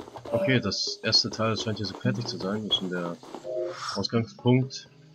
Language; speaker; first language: German; native; German